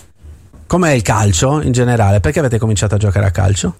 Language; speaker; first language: Italian; native; Italian